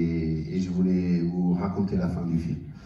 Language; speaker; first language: French; non-native, learner; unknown